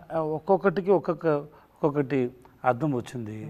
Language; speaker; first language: Telugu; non-native, learner; Tamil